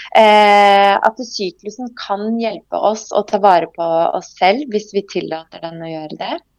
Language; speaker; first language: Norwegian; early bilingual, other home language; Polish